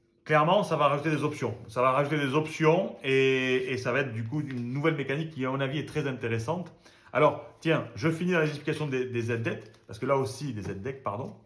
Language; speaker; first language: French; native; French